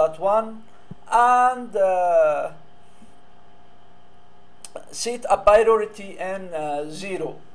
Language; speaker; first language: English; non-native, learner; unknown